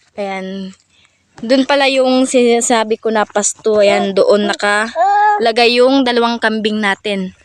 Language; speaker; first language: Filipino; non-native, local second language; Cebuano